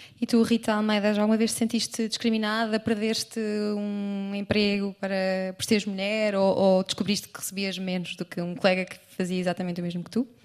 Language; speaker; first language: Portuguese; native; Portuguese